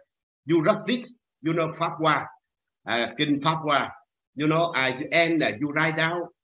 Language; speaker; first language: English; non-native, learner; Vietnamese